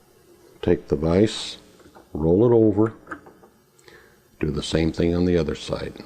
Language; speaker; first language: English; native; English